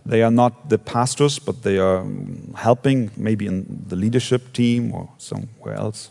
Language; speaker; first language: English; non-native, fluent; German